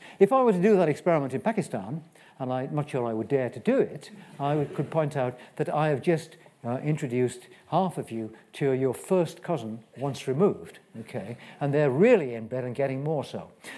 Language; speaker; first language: English; native; English